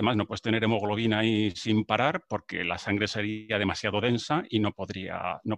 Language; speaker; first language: Spanish; native; Spanish